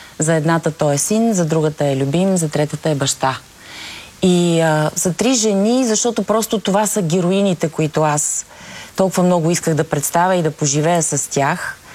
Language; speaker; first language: Bulgarian; native; Bulgarian